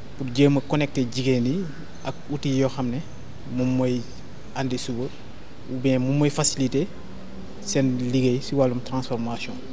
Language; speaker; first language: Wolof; non-native, local second language; Fula